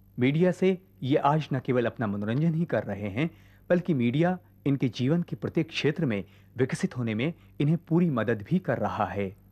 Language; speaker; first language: Hindi; native; Hindi